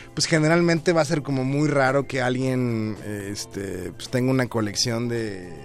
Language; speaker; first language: Spanish; native; Spanish